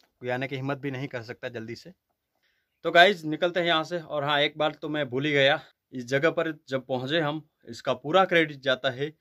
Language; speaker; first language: Hindi; non-native, local second language; Kachhi